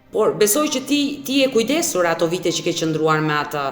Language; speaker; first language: Albanian; native; Albanian